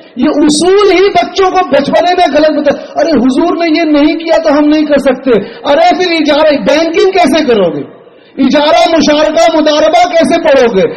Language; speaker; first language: Urdu; native; Urdu